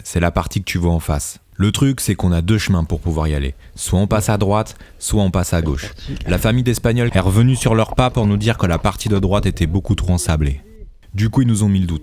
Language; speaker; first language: French; native; French